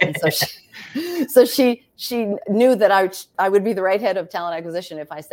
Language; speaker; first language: English; native; English